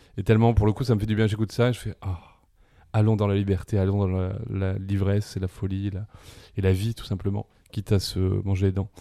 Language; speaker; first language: French; early bilingual, other home language; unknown